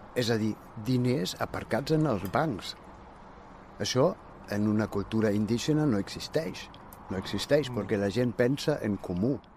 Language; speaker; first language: Catalan; non-native, fluent; German